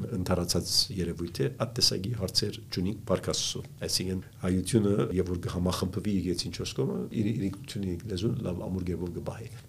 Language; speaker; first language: Armenian; early bilingual, heritage; Armenian